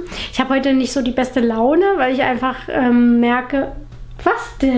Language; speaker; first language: German; native; German